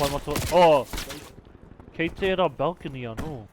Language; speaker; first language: Māori; non-native, local second language; English